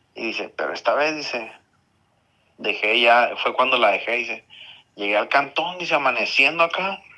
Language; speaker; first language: Spanish; early bilingual, heritage; Spanish